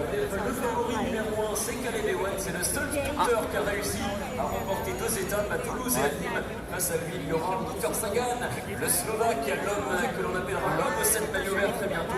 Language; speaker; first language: French; native; French